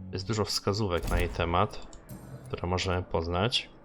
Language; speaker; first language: Polish; native; Polish